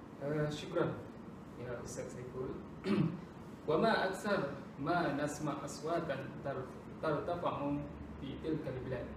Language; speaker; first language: Arabic; non-native, learner; Malay